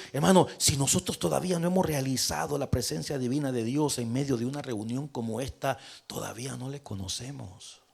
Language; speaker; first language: Spanish; native; Spanish